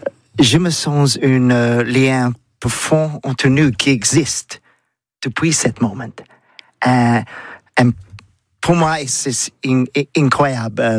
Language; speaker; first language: French; non-native, learner; English